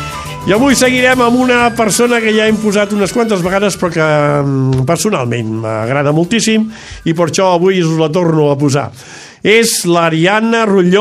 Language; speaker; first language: Catalan; native; Catalan